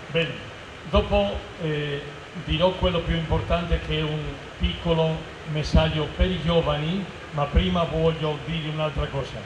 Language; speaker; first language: Italian; non-native, fluent; Spanish